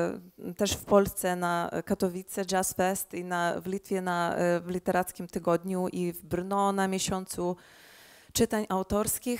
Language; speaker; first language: Polish; early bilingual, heritage; Polish